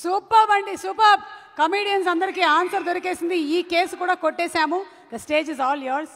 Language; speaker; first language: Telugu; native; Telugu